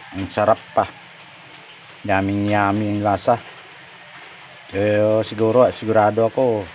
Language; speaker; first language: Filipino; non-native, local second language; Hiligaynon